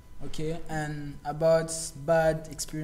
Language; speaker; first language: English; non-native, learner; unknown